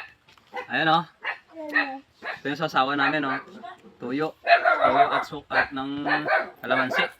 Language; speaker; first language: Filipino; non-native, local second language; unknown